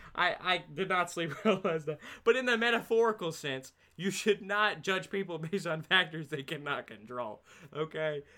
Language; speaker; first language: English; native; English